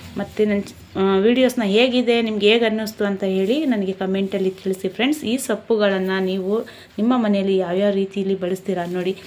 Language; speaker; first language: Kannada; non-native, local second language; Urdu